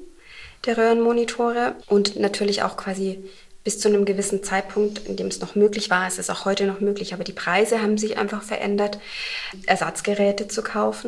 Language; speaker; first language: German; native; German